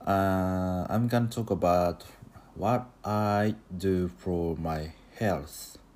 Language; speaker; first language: English; non-native, learner; Japanese